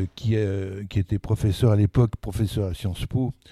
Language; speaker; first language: French; native; French